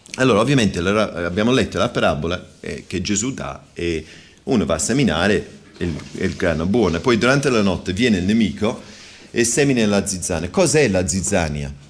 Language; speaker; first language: Italian; non-native, fluent; English